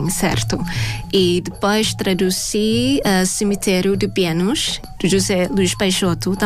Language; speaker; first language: Portuguese; non-native, fluent; Thai